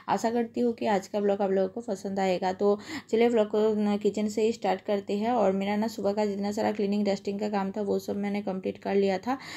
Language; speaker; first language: Hindi; non-native, local second language; Bangla